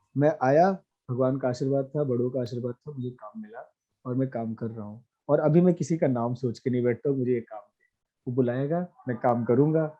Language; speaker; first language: Hindi; native; Hindi